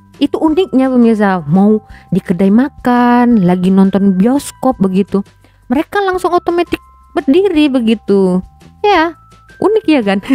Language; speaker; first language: Indonesian; native; Indonesian